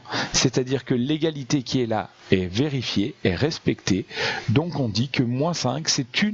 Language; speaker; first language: French; native; French